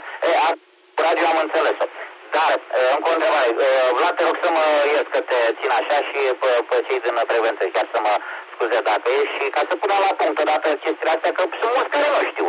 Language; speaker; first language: Romanian; native; Romanian